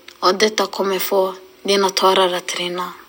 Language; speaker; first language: Swedish; non-native, local second language; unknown